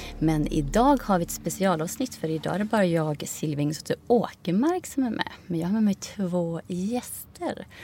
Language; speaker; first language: Swedish; early bilingual, other home language; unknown